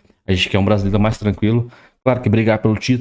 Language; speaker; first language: Portuguese; native; Portuguese